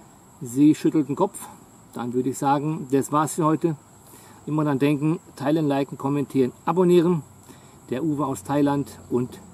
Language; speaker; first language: German; native; German